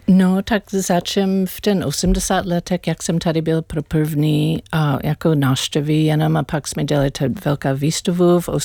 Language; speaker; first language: Czech; non-native, learner; English